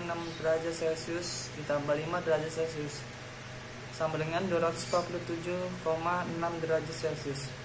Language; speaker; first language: Indonesian; native; Indonesian